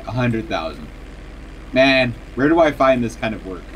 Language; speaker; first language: English; native; English